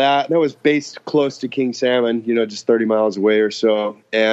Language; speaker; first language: English; native; English